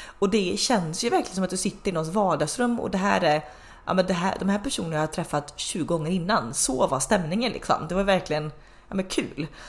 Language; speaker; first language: Swedish; native; Swedish